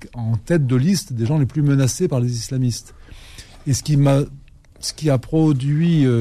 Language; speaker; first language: French; native; French